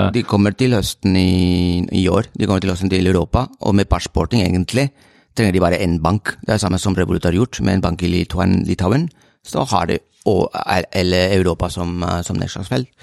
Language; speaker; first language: Norwegian; non-native, fluent; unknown